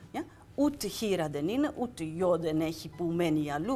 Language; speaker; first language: Greek; non-native, fluent; Dutch